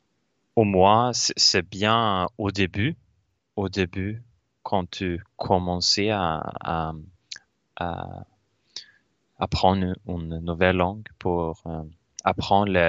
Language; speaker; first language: French; non-native, learner; Swedish